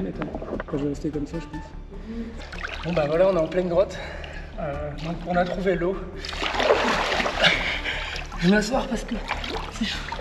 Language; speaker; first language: French; native; French